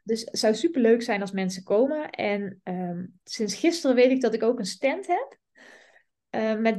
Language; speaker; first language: Dutch; native; Dutch